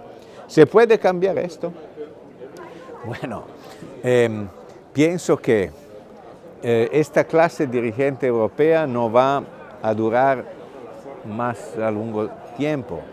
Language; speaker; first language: Spanish; non-native, fluent; Italian